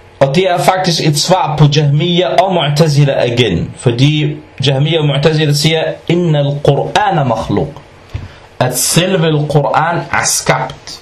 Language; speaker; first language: Danish; non-native, fluent; Arabic